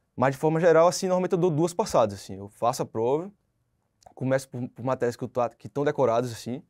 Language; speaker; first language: Portuguese; native; Portuguese